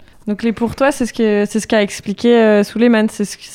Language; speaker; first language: French; native; French